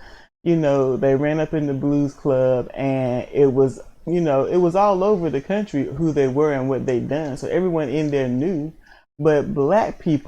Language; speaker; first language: English; native; English